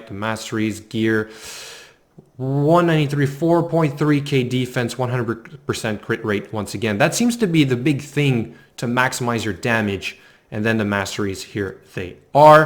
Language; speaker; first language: English; native; English